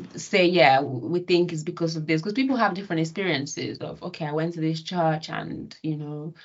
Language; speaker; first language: English; non-native, local second language; Yoruba